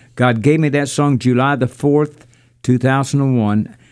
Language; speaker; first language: English; native; English